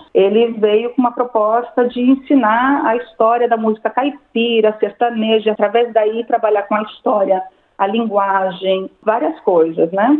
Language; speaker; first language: Portuguese; native; Portuguese